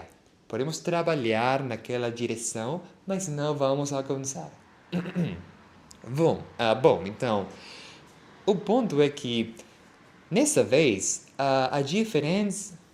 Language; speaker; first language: Portuguese; non-native, fluent; Spanish